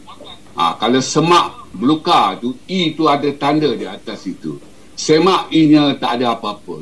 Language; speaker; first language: Malay; native; Malay